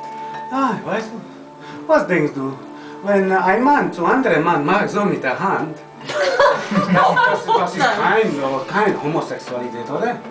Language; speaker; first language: German; non-native, learner; Slovak